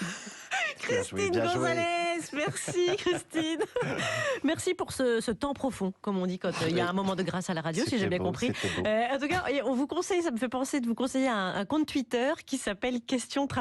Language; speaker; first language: French; native; French